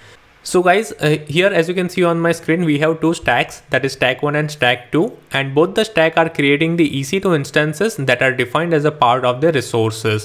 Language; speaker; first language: English; non-native, local second language; Hindi